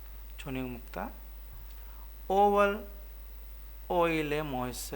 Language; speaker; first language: Korean; non-native, fluent; Urdu